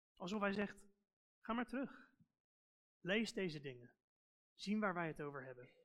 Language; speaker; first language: Dutch; non-native, fluent; English